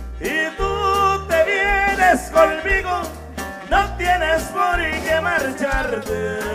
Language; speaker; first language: Spanish; native; Spanish